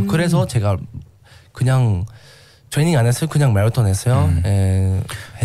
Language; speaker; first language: Korean; non-native, learner; English